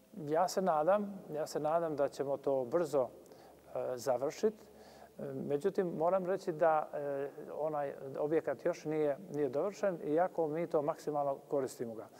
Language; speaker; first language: Croatian; non-native, local second language; Albanian